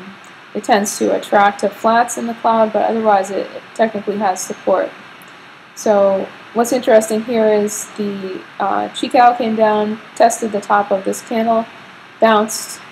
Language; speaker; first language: English; native; English